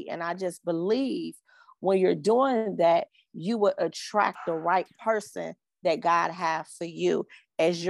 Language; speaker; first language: English; native; English